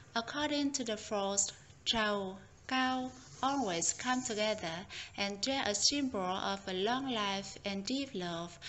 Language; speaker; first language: English; non-native, fluent; Vietnamese